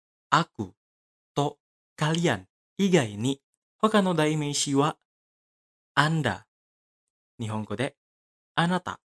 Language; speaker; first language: Japanese; non-native, fluent; Indonesian